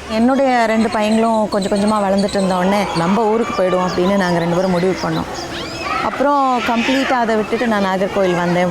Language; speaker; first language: Tamil; native; Tamil